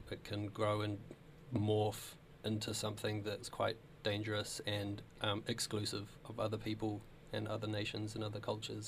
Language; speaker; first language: English; native; English